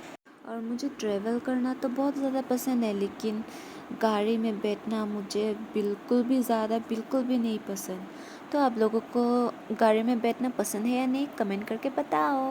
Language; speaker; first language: Hindi; non-native, local second language; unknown